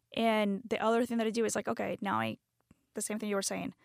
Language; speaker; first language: English; non-native, fluent; Spanish